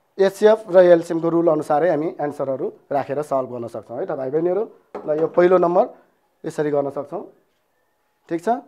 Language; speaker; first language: Nepali; non-native, local second language; Newari